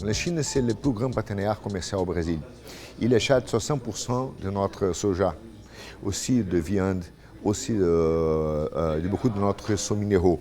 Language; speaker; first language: French; non-native, fluent; Portuguese